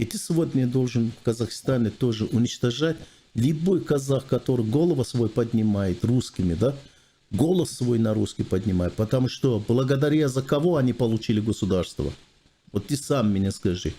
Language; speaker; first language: Russian; non-native, fluent; Armenian